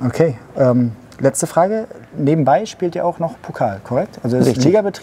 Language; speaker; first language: German; native; German